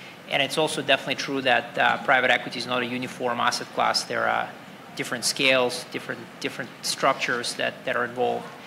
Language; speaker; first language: English; non-native, fluent; Russian